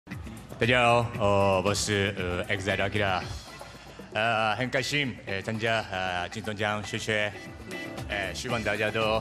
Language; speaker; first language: Chinese; non-native, learner; Japanese